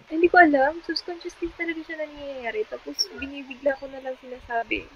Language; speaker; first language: Filipino; non-native, local second language; Cebuano